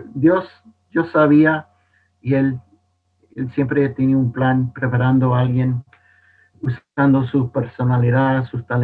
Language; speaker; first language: Spanish; non-native, fluent; English